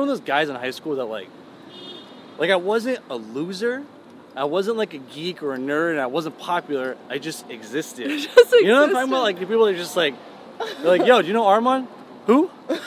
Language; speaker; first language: English; early bilingual, other home language; Persian